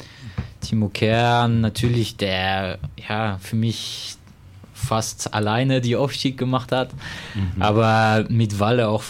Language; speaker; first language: German; non-native, fluent; French